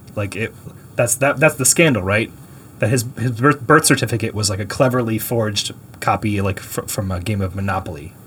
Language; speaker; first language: English; native; English